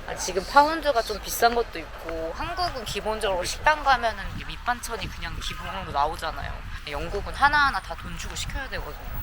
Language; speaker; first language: Korean; native; Korean